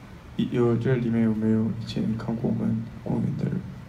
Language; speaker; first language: Chinese; non-native, fluent; Korean